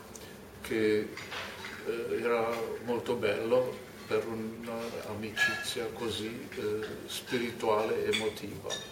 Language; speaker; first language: Italian; non-native, fluent; German